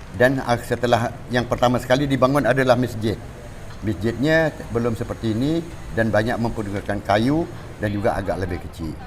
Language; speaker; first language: Malay; native; Malay